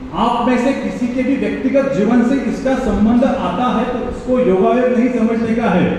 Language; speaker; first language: Hindi; non-native, local second language; Marathi